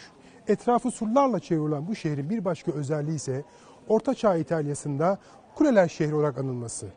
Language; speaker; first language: Turkish; native; Turkish